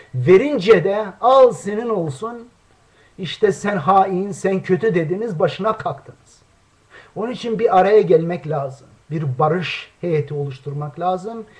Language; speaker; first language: Turkish; non-native, local second language; Kurdish